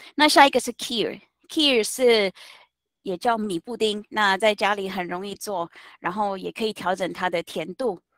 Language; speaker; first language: Chinese; non-native, fluent; Hindi